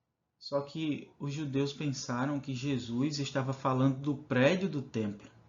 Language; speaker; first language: Portuguese; native; Portuguese